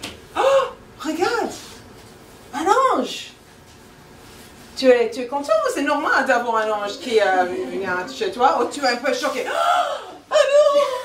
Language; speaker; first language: French; non-native, fluent; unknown